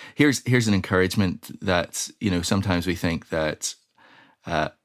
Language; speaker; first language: English; native; English